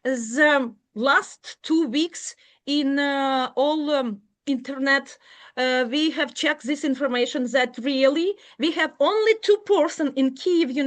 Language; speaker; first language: English; non-native, learner; Ukrainian